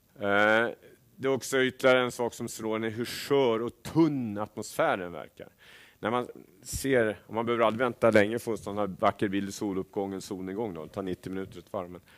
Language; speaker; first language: Swedish; native; Swedish